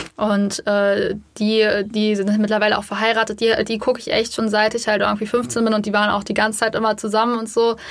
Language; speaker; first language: German; native; German